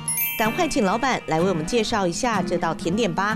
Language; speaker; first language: Chinese; native; Chinese